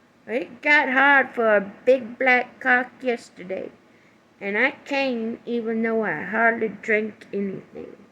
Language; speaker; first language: English; native; English